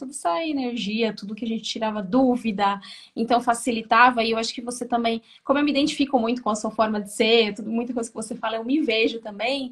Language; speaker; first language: Portuguese; native; Portuguese